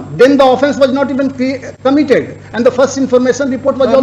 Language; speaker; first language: English; non-native, local second language; Hindi